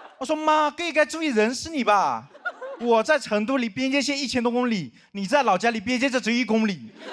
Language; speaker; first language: Chinese; non-native, local second language; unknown